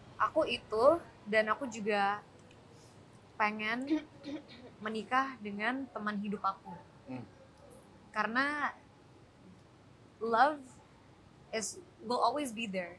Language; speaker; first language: Indonesian; early bilingual, heritage; Indonesian